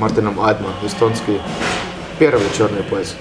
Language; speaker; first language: Russian; non-native, learner; Estonian